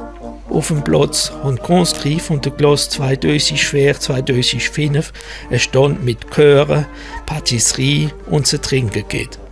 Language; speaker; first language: German; non-native, local second language; French